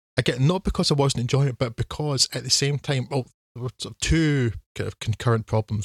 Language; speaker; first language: English; native; English